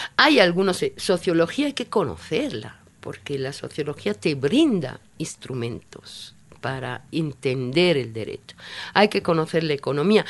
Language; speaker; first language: Spanish; non-native, fluent; Italian